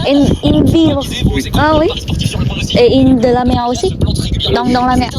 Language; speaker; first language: French; non-native, learner; Vietnamese